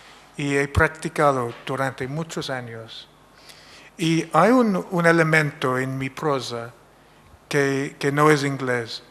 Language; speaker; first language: Spanish; non-native, fluent; English